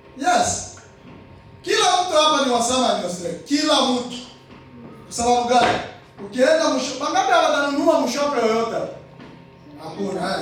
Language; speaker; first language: Swahili; non-native, local second language; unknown